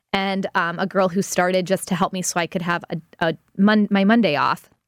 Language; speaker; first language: English; native; English